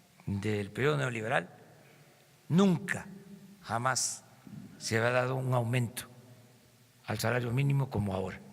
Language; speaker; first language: Spanish; native; Spanish